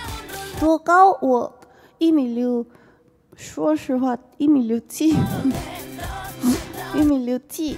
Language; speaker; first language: Chinese; non-native, learner; Korean